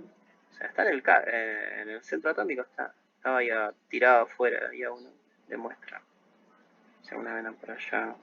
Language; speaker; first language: Spanish; native; Spanish